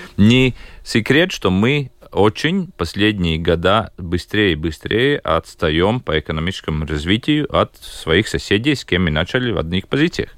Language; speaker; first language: Russian; non-native, local second language; Latvian